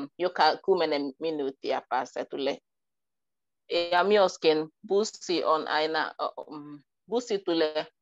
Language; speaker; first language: Finnish; non-native, learner; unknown